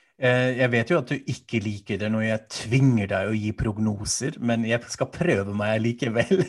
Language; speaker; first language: Norwegian; non-native, fluent; German